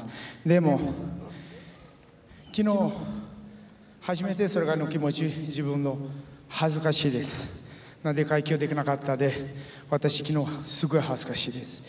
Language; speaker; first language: Japanese; non-native, learner; Portuguese